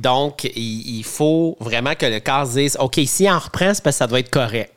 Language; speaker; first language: French; native; French